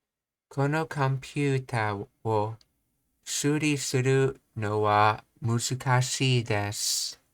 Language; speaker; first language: Japanese; non-native, learner; English